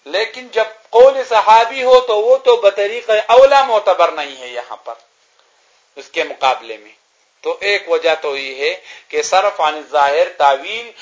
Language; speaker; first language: Urdu; non-native, local second language; Pashto